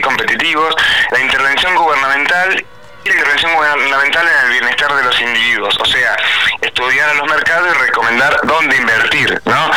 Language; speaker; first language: Spanish; native; Spanish